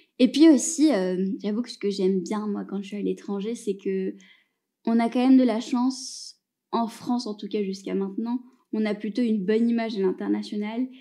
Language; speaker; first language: French; native; French